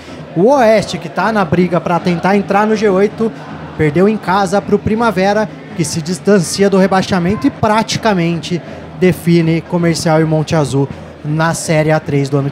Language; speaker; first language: Portuguese; native; Portuguese